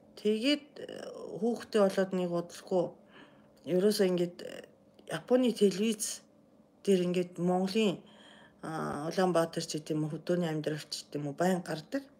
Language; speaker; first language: Mongolian; non-native, fluent; Japanese